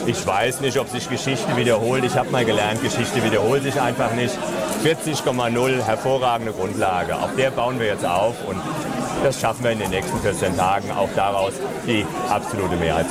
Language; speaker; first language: German; native; German